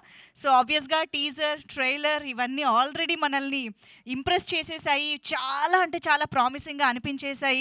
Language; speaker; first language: Telugu; native; Telugu